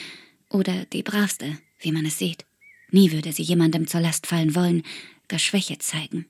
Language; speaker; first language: German; native; German